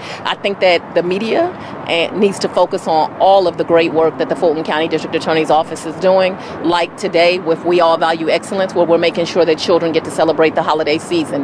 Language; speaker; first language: English; native; English